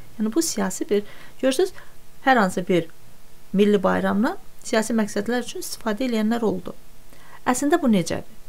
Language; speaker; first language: Azerbaijani; non-native, local second language; Talysh